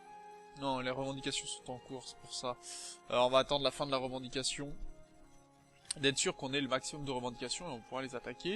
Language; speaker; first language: French; native; French